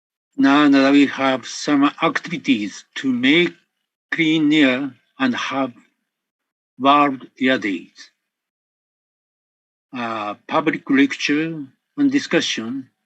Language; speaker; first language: English; non-native, fluent; Japanese